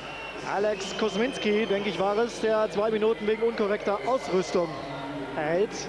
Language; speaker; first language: German; native; German